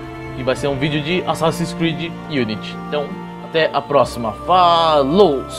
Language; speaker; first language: Portuguese; native; Portuguese